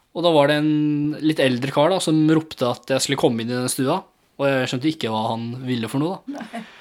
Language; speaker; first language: Norwegian; early bilingual, other home language; English